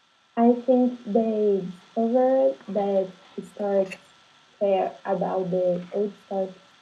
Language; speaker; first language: English; non-native, learner; Portuguese